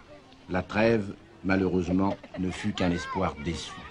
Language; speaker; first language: French; native; French